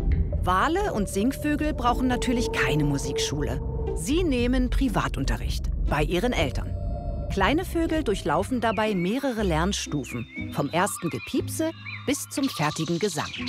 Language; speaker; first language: German; native; German